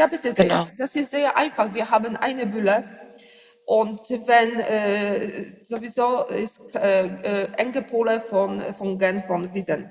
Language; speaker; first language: German; non-native, learner; Polish